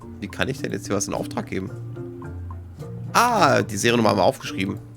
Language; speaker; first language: German; native; German